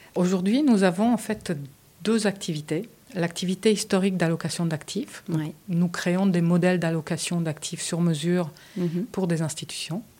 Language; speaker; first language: French; early bilingual, other home language; Romanian